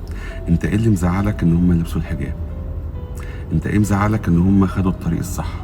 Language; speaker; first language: Arabic; native; Arabic